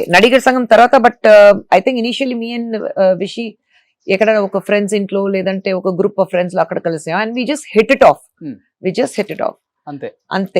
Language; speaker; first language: Telugu; non-native, fluent; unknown